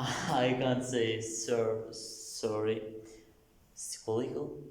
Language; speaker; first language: English; non-native, learner; Turkish